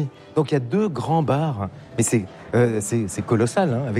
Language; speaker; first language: French; native; French